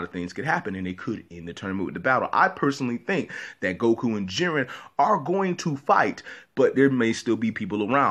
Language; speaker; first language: English; native; English